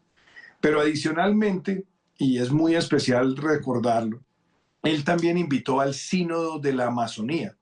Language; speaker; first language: Spanish; native; Spanish